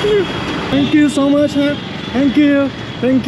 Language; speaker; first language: English; non-native, learner; Vietnamese